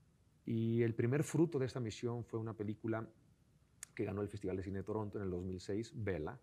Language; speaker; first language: Spanish; native; Spanish